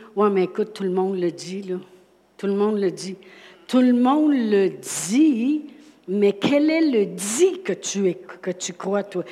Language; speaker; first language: French; native; French